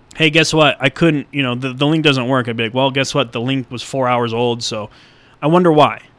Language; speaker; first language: English; native; English